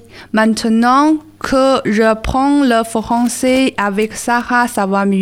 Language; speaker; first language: French; non-native, learner; Chinese